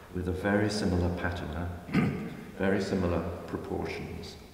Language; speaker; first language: English; native; English